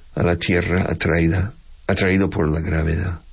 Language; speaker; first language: Spanish; non-native, fluent; English